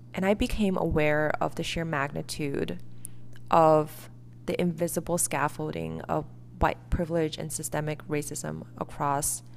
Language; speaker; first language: English; early bilingual, other home language; Chinese